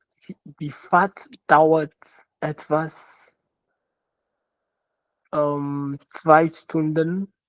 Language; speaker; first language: German; non-native, learner; Akan